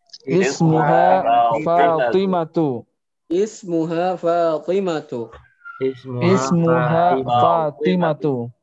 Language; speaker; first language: Arabic; non-native, learner; Indonesian